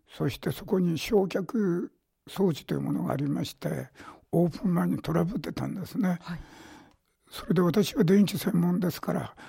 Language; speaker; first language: Japanese; native; Japanese